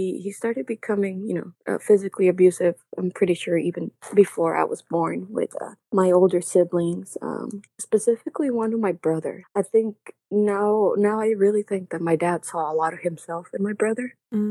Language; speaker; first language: English; non-native, fluent; Spanish